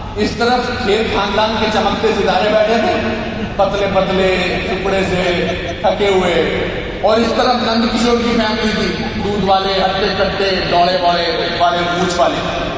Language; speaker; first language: Hindi; native; Hindi